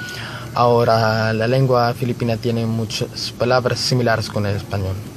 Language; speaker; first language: Spanish; non-native, fluent; Filipino